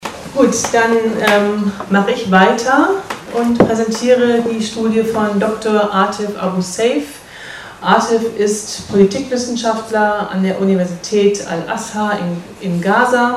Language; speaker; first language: German; native; German